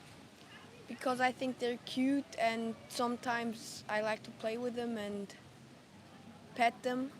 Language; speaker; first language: English; non-native, fluent; German